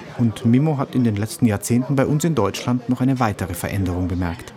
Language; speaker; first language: German; native; German